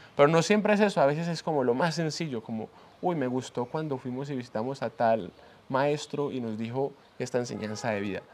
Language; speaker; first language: Spanish; native; Spanish